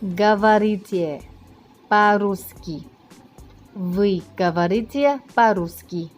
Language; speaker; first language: Russian; non-native, learner; Thai